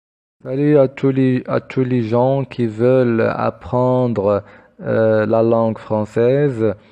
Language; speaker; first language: French; non-native, fluent; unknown